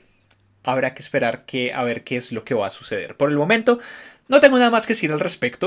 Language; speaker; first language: Spanish; native; Spanish